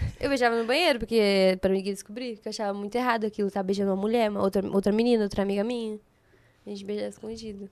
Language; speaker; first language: Portuguese; native; Portuguese